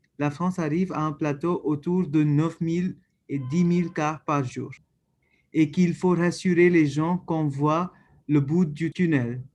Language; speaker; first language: French; non-native, learner; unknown